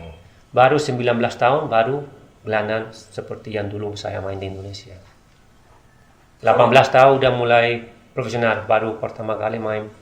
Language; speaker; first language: Indonesian; non-native, learner; Spanish